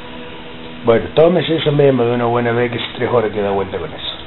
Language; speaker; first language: Spanish; native; Spanish